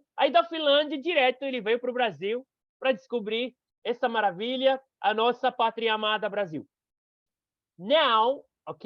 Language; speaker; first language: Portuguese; non-native, fluent; Arabic